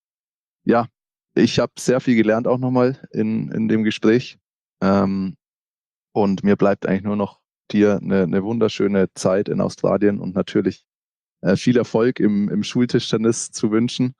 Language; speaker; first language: German; native; German